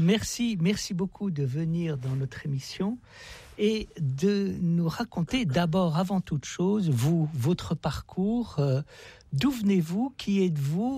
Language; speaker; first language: French; native; French